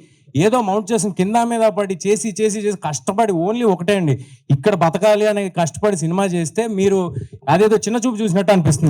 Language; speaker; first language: Telugu; native; Telugu